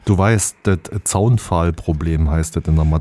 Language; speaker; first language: German; native; German